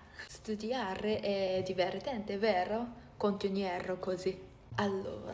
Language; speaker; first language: Italian; non-native, learner; Japanese